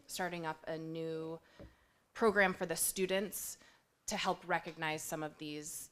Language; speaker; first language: English; native; English